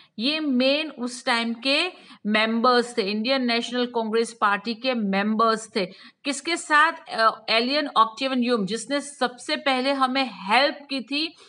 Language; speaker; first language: Hindi; non-native, local second language; Gujarati